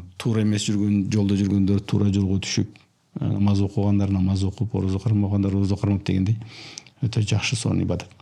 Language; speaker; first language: Kyrgyz; native; Kyrgyz